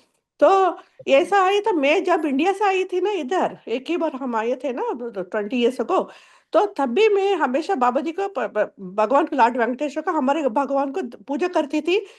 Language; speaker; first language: Hindi; non-native, local second language; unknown